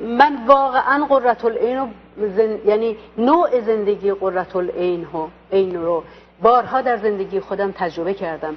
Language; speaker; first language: Persian; non-native, local second language; Azerbaijani